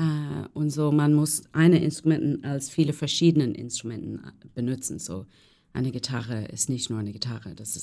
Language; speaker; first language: German; non-native, fluent; English